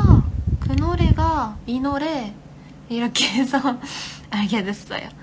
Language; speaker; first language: Korean; non-native, learner; Japanese